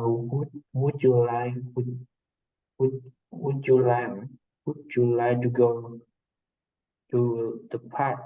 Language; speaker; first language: English; non-native, learner; Vietnamese